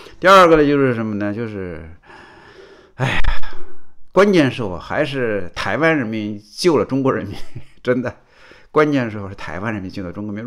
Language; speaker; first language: Chinese; native; Chinese